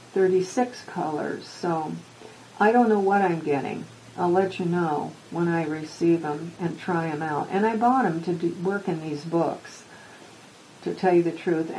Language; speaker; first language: English; native; English